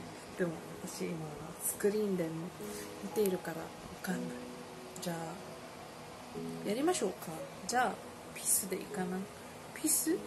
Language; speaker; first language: Japanese; non-native, learner; Filipino